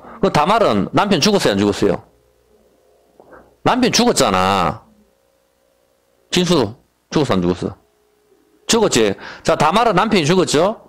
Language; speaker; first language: Korean; native; Korean